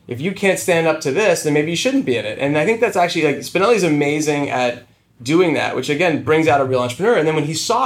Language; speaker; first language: English; native; English